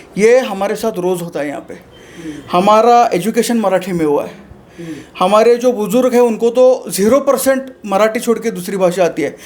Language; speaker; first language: Hindi; non-native, local second language; Marathi